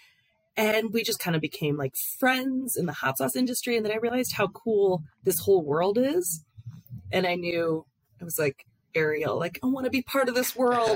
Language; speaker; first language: English; native; English